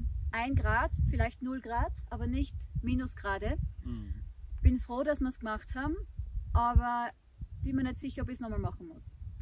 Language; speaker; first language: German; native; German